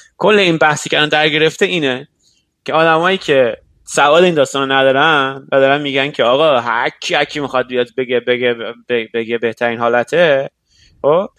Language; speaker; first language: Persian; native; Persian